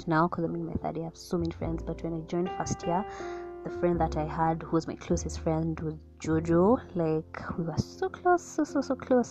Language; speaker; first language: English; non-native, local second language; Swahili